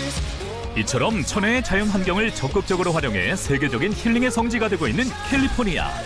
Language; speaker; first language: Korean; native; Korean